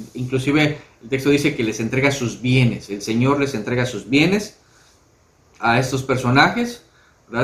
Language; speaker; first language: Spanish; native; Spanish